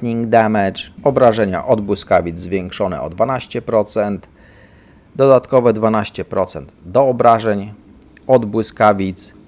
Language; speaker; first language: Polish; native; Polish